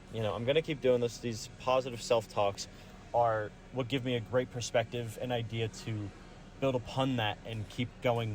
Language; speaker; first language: English; native; English